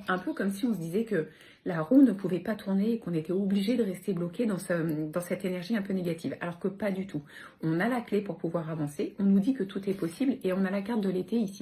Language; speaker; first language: French; native; French